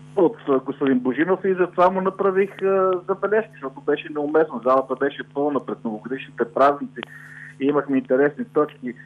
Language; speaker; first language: Bulgarian; native; Bulgarian